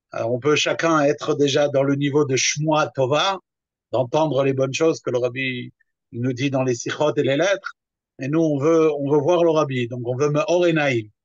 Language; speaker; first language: French; native; French